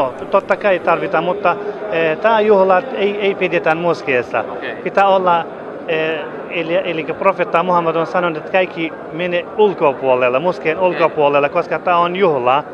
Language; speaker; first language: Finnish; non-native, learner; Kurdish